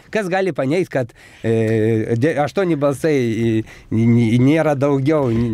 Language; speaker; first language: Lithuanian; native; Lithuanian